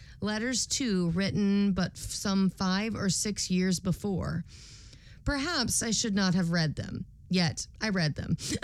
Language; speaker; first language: English; native; English